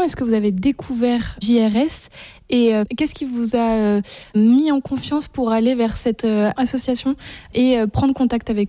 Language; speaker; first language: French; native; French